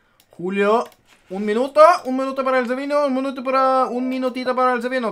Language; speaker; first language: Spanish; native; Spanish